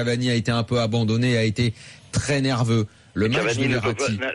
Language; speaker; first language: French; native; French